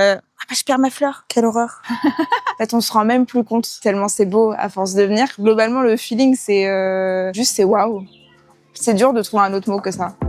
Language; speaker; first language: French; native; French